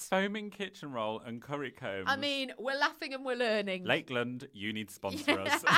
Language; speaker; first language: English; native; English